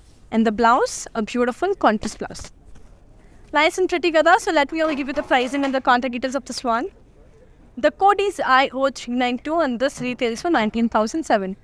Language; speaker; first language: English; non-native, local second language; Telugu